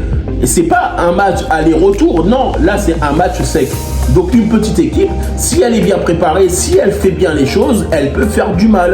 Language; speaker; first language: French; native; French